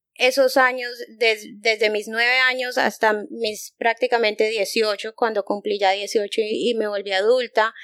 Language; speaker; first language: Spanish; native; Spanish